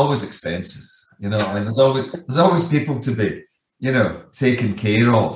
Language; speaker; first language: English; native; English